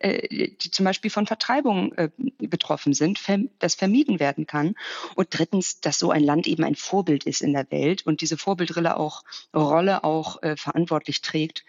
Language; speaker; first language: German; native; German